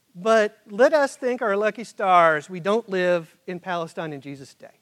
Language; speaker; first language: English; native; English